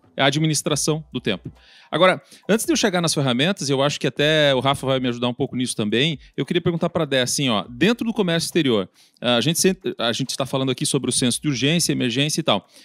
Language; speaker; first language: Portuguese; native; Portuguese